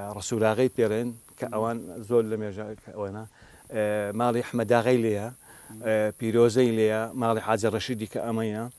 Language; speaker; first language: Central Kurdish; native; Central Kurdish